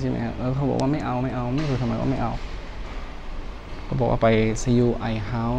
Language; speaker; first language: Thai; non-native, fluent; Indonesian